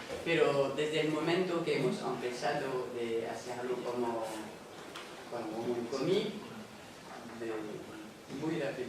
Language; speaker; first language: Spanish; non-native, fluent; French